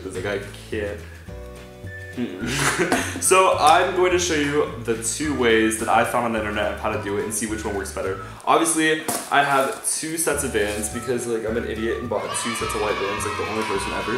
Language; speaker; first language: English; native; English